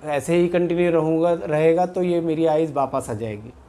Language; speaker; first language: Hindi; native; Hindi